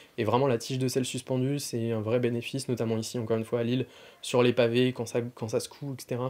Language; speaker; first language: French; native; French